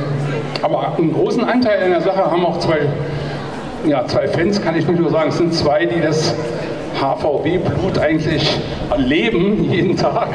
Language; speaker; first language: German; native; German